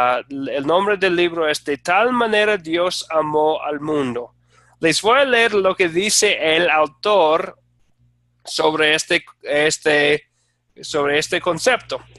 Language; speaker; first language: Spanish; non-native, fluent; English